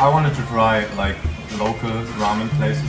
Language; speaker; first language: English; non-native, fluent; German